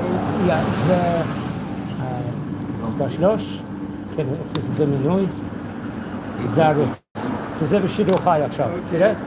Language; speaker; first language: Hebrew; non-native, learner; English